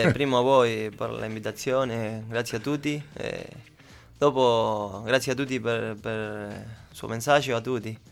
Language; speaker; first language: Italian; non-native, learner; Spanish